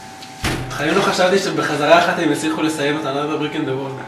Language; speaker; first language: Hebrew; native; Hebrew